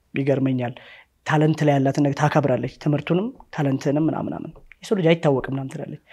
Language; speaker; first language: Amharic; native; Amharic